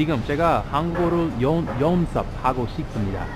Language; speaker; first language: Korean; non-native, learner; English